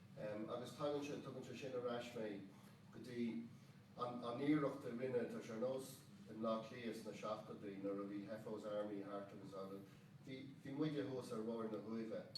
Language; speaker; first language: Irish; non-native, local second language; English